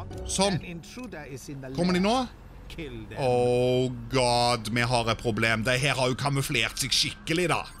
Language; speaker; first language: Norwegian; native; Norwegian